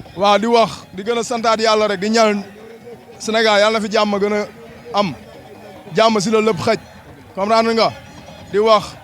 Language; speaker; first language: Wolof; native; Wolof